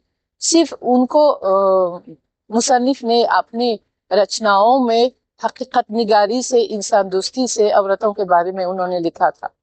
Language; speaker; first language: Hindi; non-native, fluent; Tajik